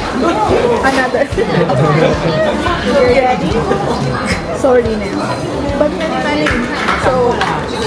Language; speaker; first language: English; non-native, local second language; Filipino